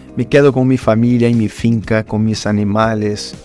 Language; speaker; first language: Spanish; non-native, learner; Portuguese